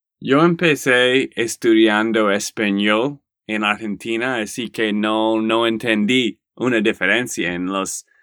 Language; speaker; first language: Spanish; non-native, learner; English